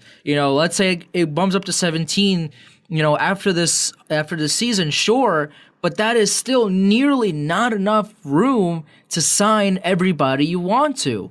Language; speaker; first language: English; native; English